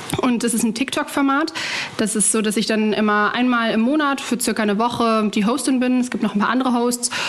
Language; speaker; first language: German; early bilingual, other home language; Arabic